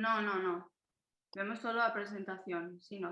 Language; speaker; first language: Spanish; non-native, fluent; Portuguese